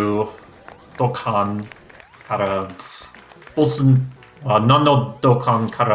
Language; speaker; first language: Japanese; non-native, learner; English